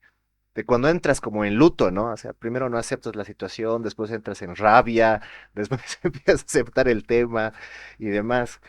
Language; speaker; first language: Spanish; native; Spanish